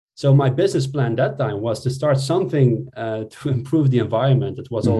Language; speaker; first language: English; non-native, fluent; Dutch